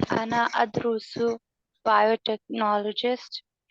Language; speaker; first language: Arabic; non-native, learner; Urdu